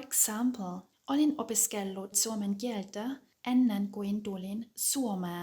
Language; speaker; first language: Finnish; non-native, fluent; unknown